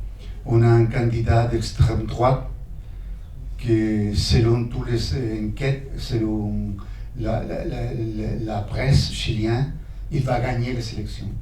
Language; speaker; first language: French; non-native, fluent; Spanish